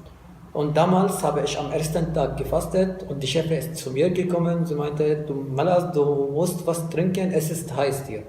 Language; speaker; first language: German; non-native, fluent; Arabic